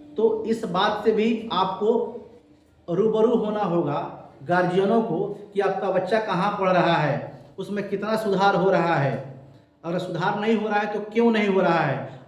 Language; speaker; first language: Hindi; native; Hindi